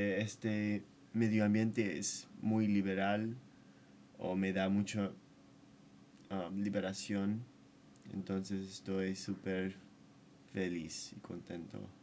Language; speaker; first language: Spanish; non-native, fluent; English